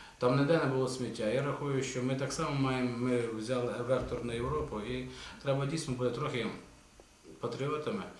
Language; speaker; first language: Ukrainian; native; Ukrainian